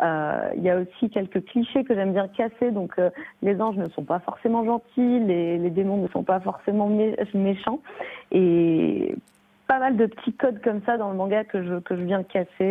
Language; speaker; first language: French; native; French